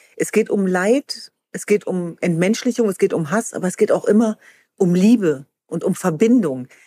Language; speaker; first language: German; early bilingual, other home language; Kurdish